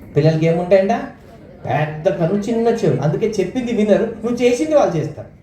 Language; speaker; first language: Telugu; non-native, local second language; Marathi